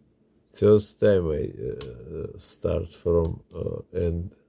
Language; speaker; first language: English; non-native, learner; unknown